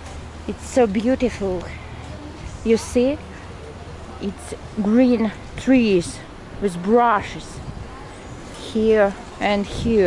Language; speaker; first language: English; non-native, learner; Russian